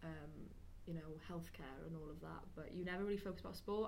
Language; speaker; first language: English; native; English